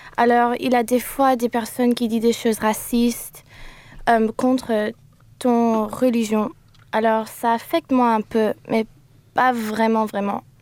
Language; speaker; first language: French; non-native, learner; English